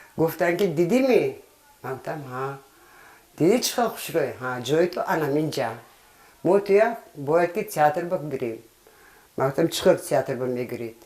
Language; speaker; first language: Tajik; native; Tajik